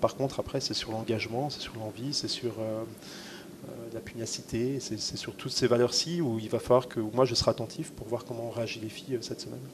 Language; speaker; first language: French; native; French